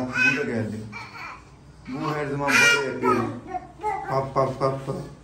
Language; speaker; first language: Turkish; non-native, learner; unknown